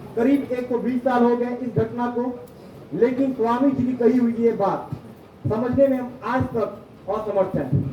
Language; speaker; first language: Hindi; native; Hindi